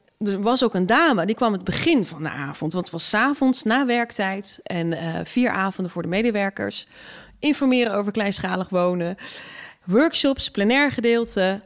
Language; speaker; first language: Dutch; native; Dutch